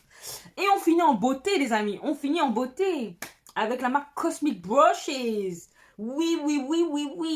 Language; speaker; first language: French; native; French